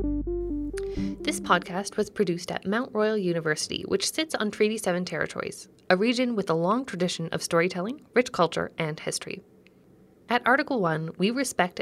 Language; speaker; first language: English; native; English